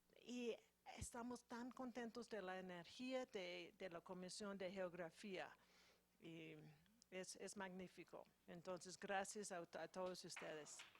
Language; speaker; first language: Spanish; non-native, fluent; English